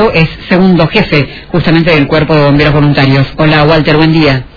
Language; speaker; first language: Spanish; native; Spanish